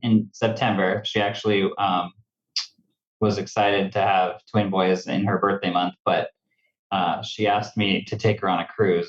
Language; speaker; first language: English; native; English